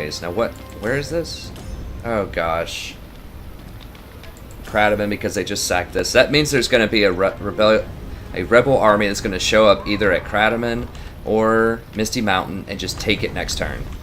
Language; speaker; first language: English; native; English